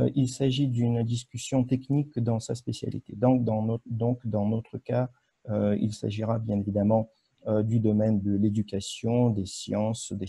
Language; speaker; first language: French; non-native, fluent; Russian